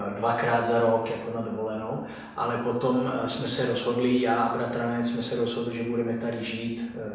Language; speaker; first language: Czech; non-native, fluent; Italian